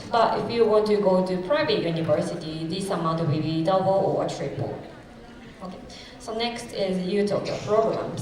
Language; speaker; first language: English; non-native, fluent; Japanese